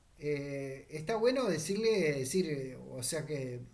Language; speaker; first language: Spanish; native; Spanish